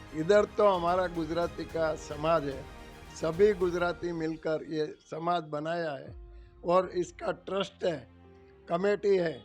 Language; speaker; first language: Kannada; non-native, local second language; Gujarati